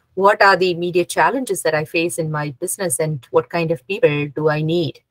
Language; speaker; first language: English; non-native, local second language; Malayalam